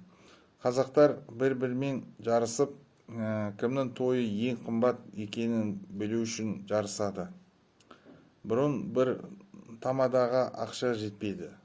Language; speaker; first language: Kazakh; non-native, local second language; Russian